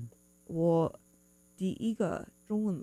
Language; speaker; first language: Chinese; non-native, learner; English